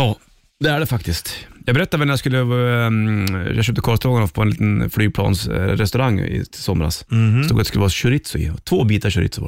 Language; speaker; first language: Swedish; native; Swedish